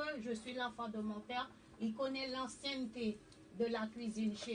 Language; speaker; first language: French; native; French